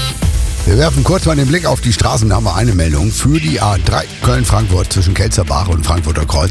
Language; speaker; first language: German; native; German